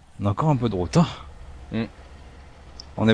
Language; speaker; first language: French; native; French